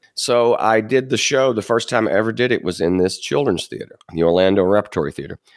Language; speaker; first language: English; native; English